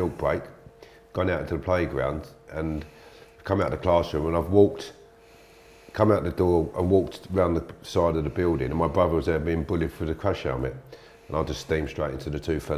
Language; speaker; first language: English; native; English